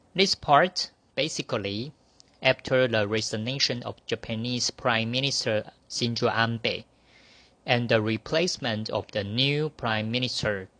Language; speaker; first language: English; non-native, fluent; Chinese